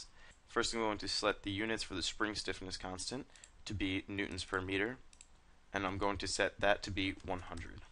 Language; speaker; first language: English; native; English